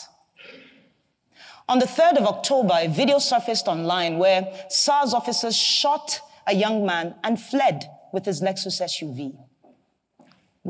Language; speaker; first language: English; non-native, local second language; Igbo